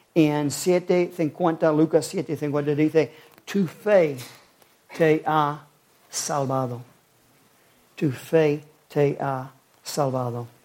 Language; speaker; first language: Spanish; non-native, fluent; English